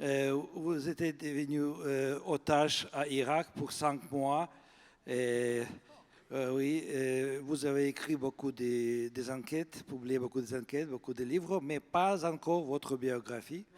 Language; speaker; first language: French; non-native, fluent; Russian